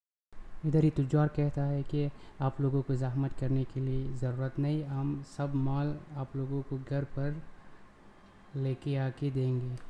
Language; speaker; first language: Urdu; non-native, local second language; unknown